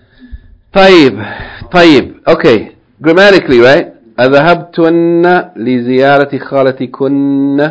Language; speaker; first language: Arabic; non-native, fluent; English